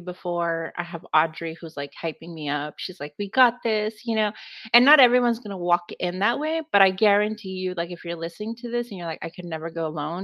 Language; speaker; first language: English; native; English